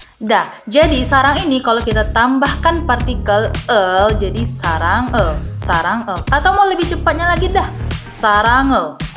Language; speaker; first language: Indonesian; native; Indonesian